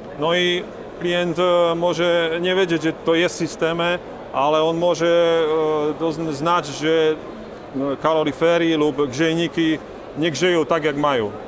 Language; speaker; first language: Polish; non-native, learner; Slovak